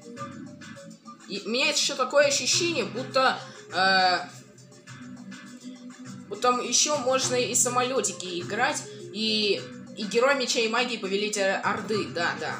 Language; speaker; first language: Russian; native; Russian